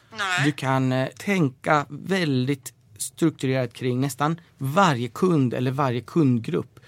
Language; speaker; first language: Swedish; early bilingual, other home language; Persian